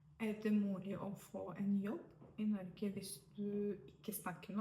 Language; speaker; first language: Norwegian; non-native, learner; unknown